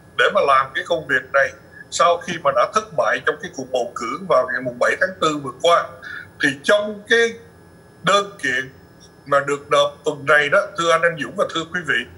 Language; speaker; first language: Vietnamese; early bilingual, other home language; English